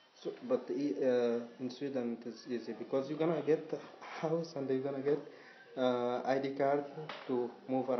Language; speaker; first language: English; non-native, learner; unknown